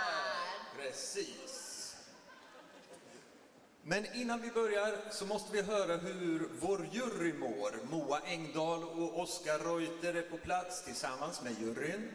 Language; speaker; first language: Swedish; native; Swedish